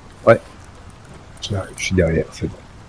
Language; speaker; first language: French; native; French